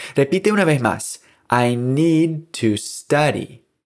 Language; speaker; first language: Spanish; native; Spanish